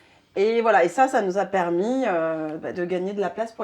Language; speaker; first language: French; native; French